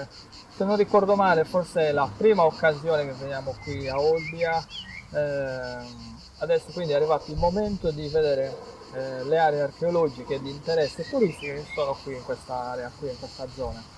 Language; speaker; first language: Italian; native; Italian